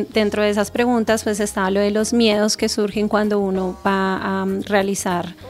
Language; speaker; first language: Spanish; native; Spanish